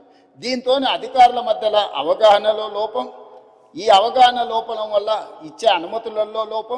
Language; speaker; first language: Telugu; native; Telugu